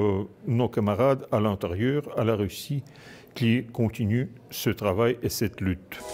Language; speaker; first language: French; non-native, fluent; Russian